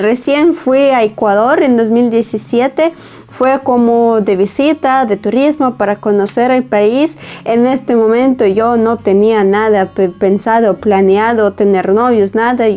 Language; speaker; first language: Spanish; non-native, fluent; Ukrainian